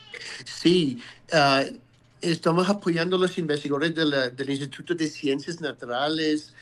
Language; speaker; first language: Spanish; non-native, fluent; English